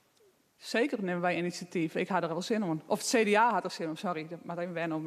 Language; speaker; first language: Dutch; non-native, local second language; Western Frisian